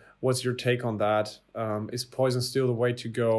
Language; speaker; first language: English; non-native, fluent; German